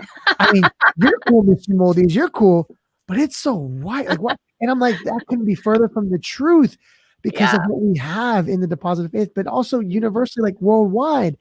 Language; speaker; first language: English; native; English